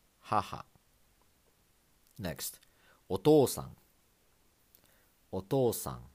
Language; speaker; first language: Japanese; non-native, fluent; English